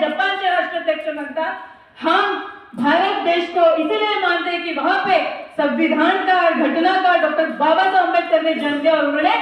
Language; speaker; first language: Hindi; non-native, local second language; Marathi